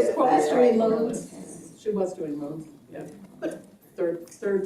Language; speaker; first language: English; native; English